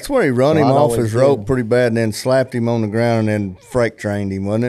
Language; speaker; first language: English; native; English